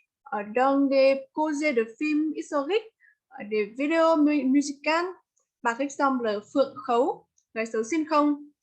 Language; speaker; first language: French; non-native, learner; Vietnamese